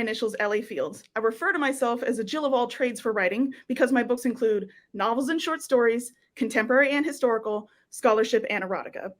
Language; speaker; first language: English; native; English